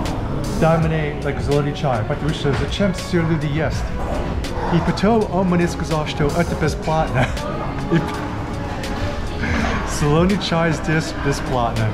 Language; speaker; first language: Russian; non-native, learner; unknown